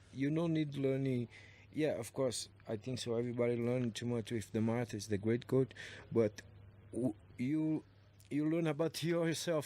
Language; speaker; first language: English; non-native, learner; Portuguese